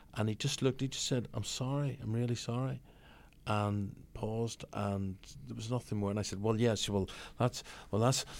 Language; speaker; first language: English; native; English